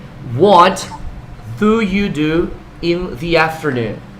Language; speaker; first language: English; non-native, fluent; Spanish